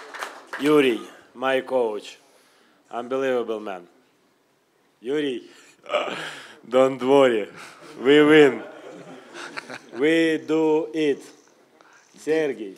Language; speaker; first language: English; non-native, learner; Russian